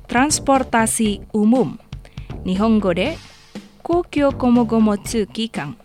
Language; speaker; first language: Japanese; non-native, fluent; Indonesian